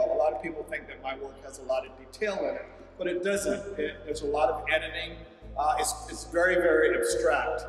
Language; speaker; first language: English; native; English